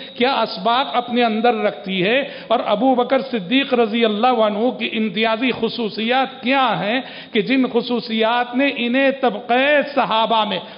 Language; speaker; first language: Urdu; native; Urdu